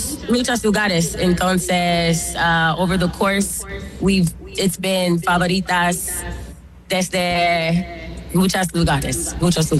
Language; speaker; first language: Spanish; non-native, learner; English